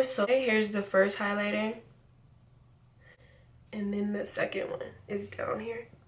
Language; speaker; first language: English; native; English